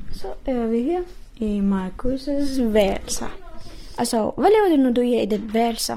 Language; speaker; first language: Danish; non-native, learner; Persian